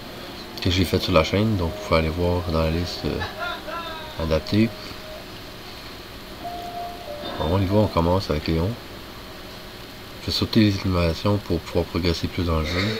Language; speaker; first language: French; native; French